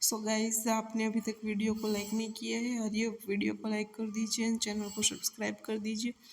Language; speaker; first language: Hindi; non-native, local second language; Gujarati